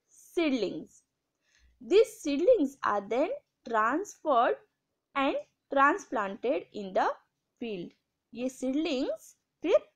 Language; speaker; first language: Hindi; non-native, local second language; Marathi